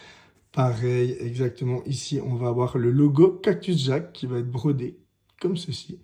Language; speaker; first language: French; native; French